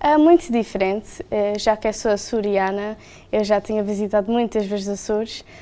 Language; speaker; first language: Portuguese; early bilingual, heritage; Portuguese